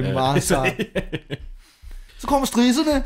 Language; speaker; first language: Danish; native; Danish